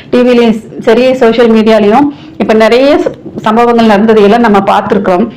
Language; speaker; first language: Tamil; native; Tamil